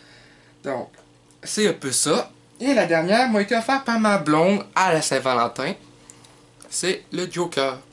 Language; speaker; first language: French; native; French